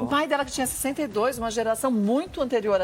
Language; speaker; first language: Portuguese; native; Portuguese